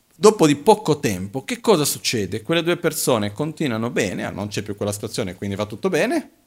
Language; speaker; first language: Italian; non-native, fluent; Portuguese